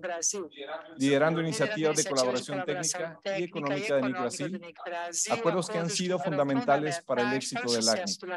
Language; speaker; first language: Spanish; native; Spanish